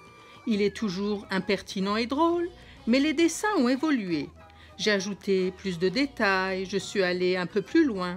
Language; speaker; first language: French; native; French